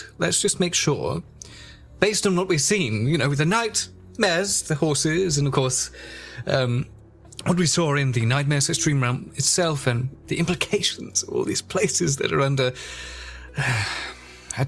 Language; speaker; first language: English; native; English